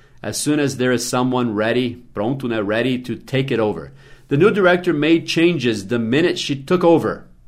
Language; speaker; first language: English; native; English